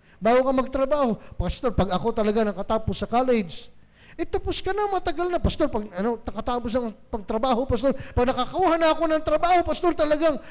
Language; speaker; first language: Filipino; non-native, local second language; Bikol